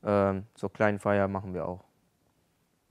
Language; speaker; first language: German; non-native, learner; Japanese